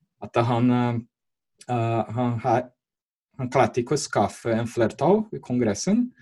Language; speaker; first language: Norwegian; non-native, fluent; Portuguese